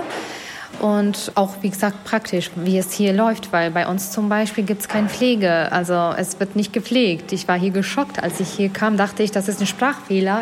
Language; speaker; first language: German; non-native, fluent; Albanian